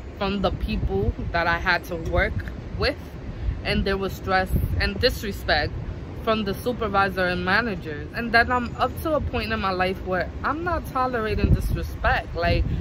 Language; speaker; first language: English; native; English